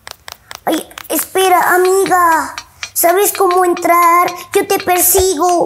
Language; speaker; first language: Spanish; native; Spanish